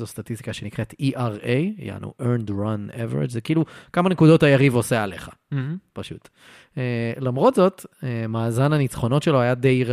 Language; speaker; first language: Hebrew; native; Hebrew